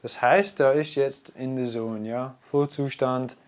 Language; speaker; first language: German; non-native, fluent; English